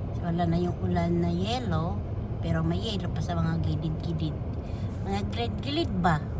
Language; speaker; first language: Filipino; native; Filipino